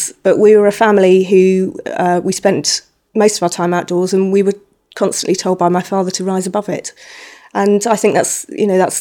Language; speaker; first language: English; native; English